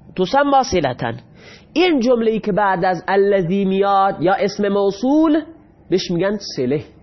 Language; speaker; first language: Persian; non-native, local second language; Baluchi